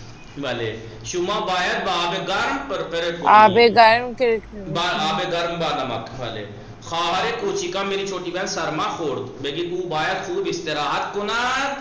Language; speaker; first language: Persian; non-native, fluent; Urdu